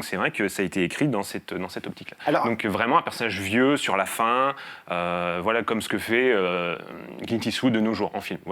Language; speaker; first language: French; native; French